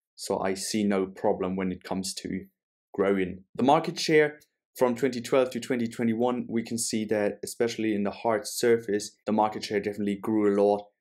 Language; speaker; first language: English; non-native, fluent; German